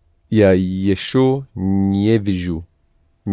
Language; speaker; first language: Russian; non-native, learner; English